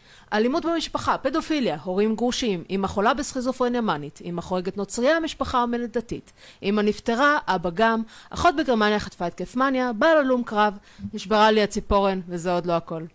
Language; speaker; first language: Hebrew; native; Hebrew